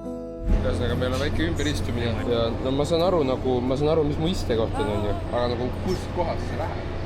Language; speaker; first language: Estonian; native; Estonian